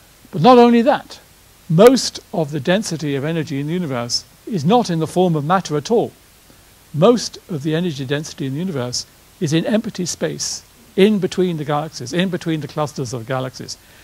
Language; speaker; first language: English; native; English